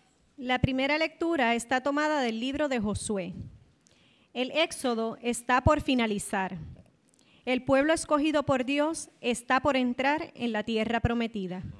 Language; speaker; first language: Spanish; native; Spanish